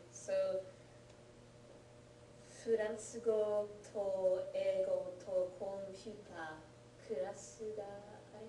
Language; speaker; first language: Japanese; non-native, learner; English